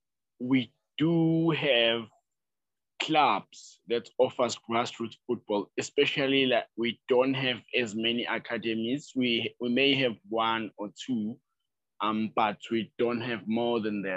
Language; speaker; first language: English; non-native, local second language; Zulu